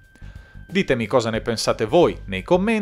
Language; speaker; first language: Italian; native; Italian